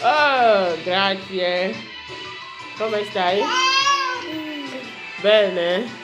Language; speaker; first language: Italian; non-native, learner; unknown